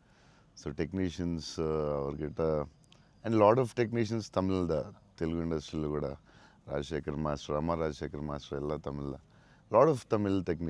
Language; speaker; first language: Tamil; non-native, local second language; Telugu